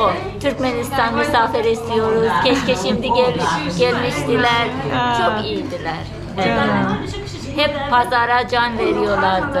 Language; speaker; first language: Turkish; non-native, fluent; Turkmen